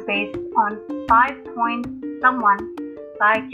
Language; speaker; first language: English; non-native, local second language; Hindi